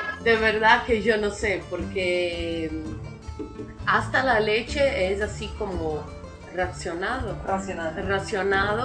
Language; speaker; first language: Spanish; non-native, fluent; Portuguese